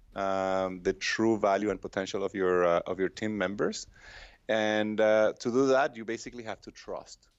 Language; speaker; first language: English; non-native, fluent; Spanish